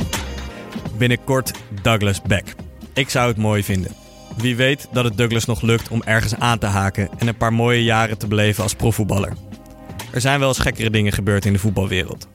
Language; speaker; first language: Dutch; native; Dutch